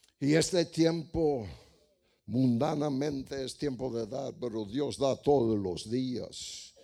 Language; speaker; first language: Spanish; non-native, fluent; English